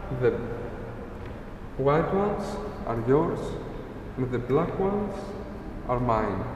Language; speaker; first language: English; non-native, fluent; Greek